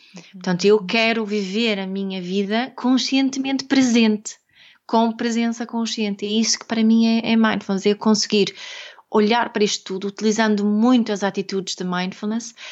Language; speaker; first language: Portuguese; non-native, fluent; Swedish